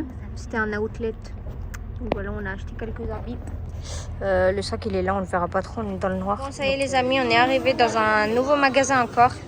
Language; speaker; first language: French; native; French